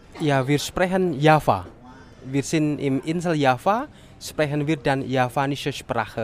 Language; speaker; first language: German; non-native, learner; Javanese